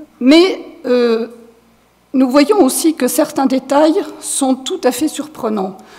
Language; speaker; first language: French; native; French